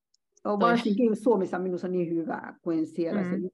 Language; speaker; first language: Finnish; non-native, learner; Chinese